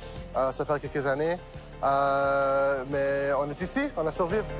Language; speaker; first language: French; non-native, local second language; English